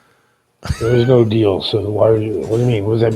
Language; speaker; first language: English; native; English